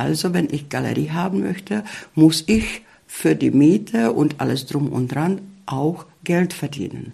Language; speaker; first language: German; early bilingual, heritage; German